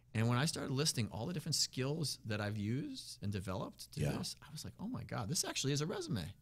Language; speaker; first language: English; native; English